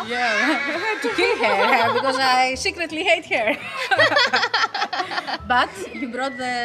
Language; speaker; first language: English; non-native, fluent; Dutch